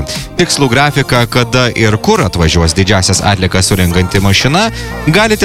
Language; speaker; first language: Lithuanian; native; Lithuanian